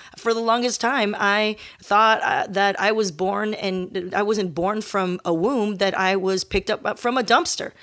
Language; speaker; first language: English; early bilingual, other home language; Chinese